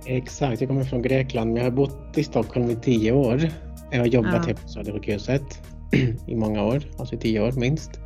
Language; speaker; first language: Swedish; non-native, fluent; Greek